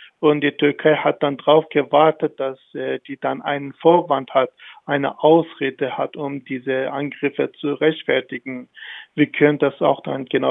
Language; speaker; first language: German; non-native, fluent; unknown